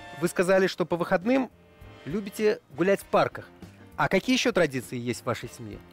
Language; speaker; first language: Russian; native; Russian